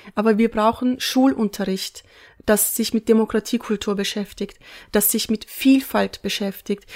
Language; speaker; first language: German; early bilingual, other home language; Turkish